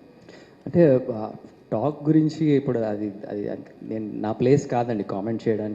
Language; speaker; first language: Telugu; native; Telugu